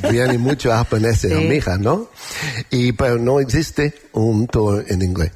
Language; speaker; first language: Spanish; non-native, learner; English